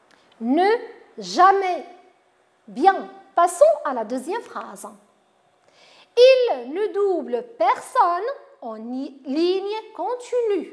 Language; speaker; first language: French; non-native, local second language; Arabic